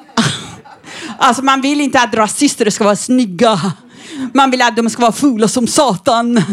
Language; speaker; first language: Swedish; non-native, fluent; Persian